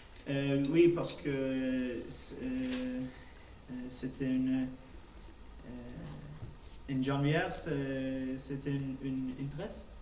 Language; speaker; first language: French; non-native, learner; Norwegian